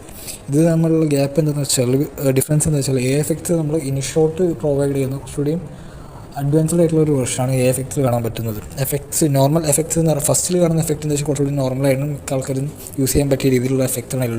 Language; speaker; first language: Malayalam; native; Malayalam